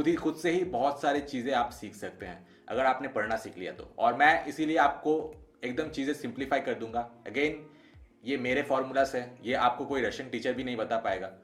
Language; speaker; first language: Hindi; native; Hindi